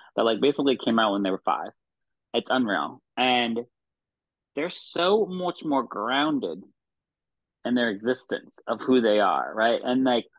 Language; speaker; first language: English; native; English